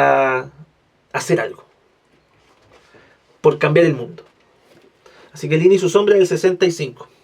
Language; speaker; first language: Spanish; native; Spanish